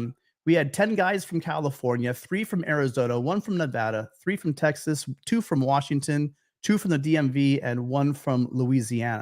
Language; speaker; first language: English; native; English